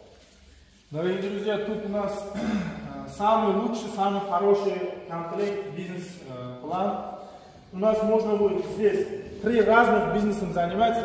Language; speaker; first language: Russian; non-native, fluent; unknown